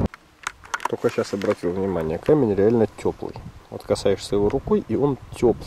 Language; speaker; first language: Russian; native; Russian